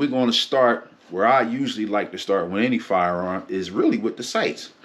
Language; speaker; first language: English; native; English